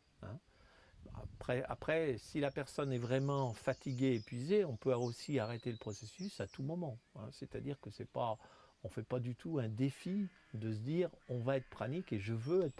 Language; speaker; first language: French; native; French